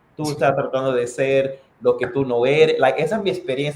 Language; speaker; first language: Spanish; non-native, fluent; English